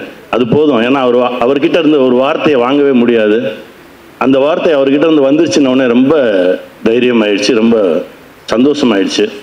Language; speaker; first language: Tamil; native; Tamil